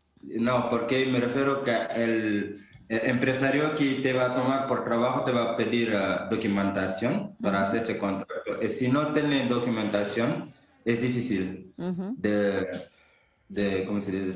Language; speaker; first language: Spanish; non-native, fluent; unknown